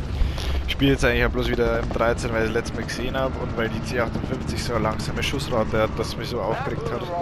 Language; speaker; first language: German; native; German